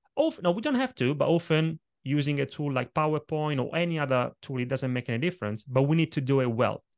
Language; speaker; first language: English; non-native, fluent; Italian